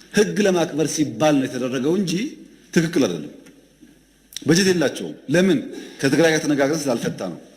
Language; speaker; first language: Amharic; non-native, local second language; Oromo